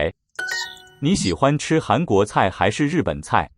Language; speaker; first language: Chinese; non-native, learner; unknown